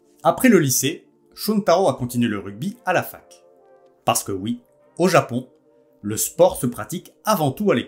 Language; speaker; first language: French; native; French